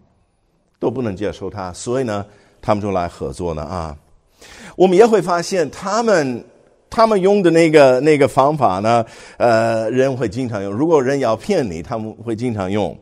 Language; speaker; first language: Chinese; non-native, fluent; English